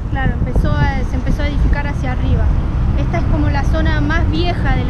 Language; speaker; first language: Spanish; native; Spanish